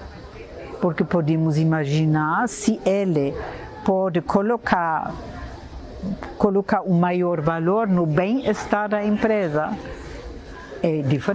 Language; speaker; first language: Portuguese; non-native, fluent; German